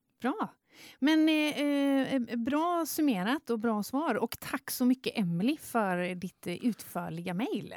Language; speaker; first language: Swedish; native; Swedish